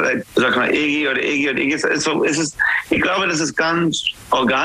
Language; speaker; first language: German; non-native, fluent; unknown